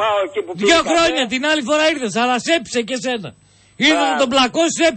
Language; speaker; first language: Greek; native; Greek